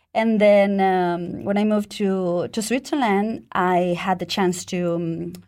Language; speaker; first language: English; non-native, fluent; Spanish